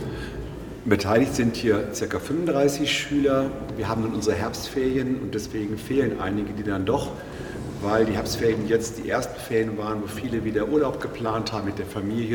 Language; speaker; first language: German; native; German